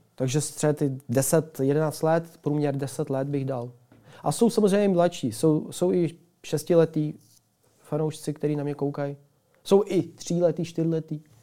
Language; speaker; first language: Czech; early bilingual, other home language; Ukrainian